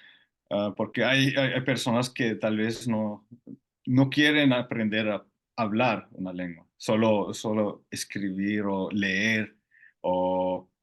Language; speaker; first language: Spanish; non-native, fluent; Finnish